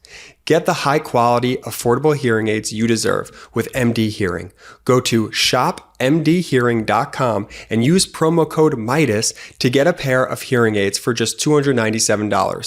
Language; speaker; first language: English; native; English